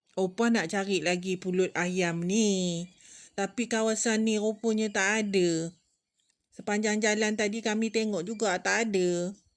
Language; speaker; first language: Malay; native; Malay